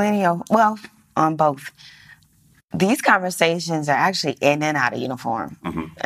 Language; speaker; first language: English; native; English